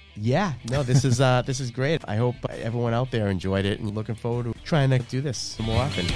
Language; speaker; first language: English; native; English